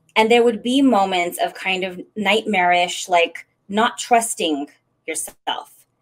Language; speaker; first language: English; native; English